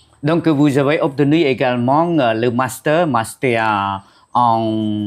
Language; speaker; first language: French; non-native, fluent; Khmer